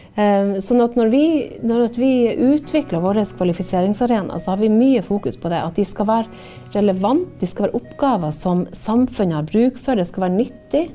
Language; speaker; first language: Norwegian; native; Norwegian